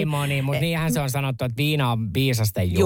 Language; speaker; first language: Finnish; native; Finnish